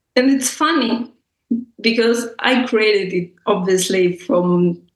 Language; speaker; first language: English; non-native, fluent; Russian